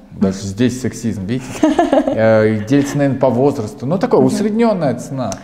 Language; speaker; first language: Russian; native; Russian